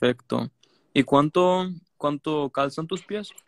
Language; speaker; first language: Spanish; non-native, learner; English